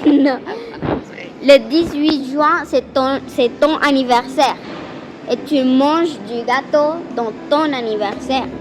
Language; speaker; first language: French; non-native, fluent; Spanish